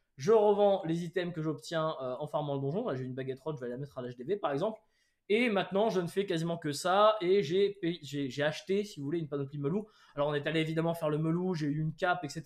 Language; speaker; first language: French; native; French